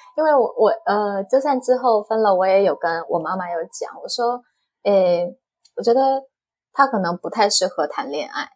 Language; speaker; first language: Chinese; non-native, fluent; Korean